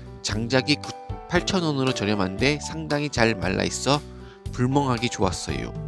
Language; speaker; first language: Korean; native; Korean